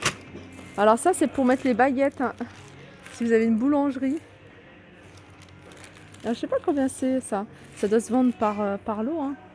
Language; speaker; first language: French; native; French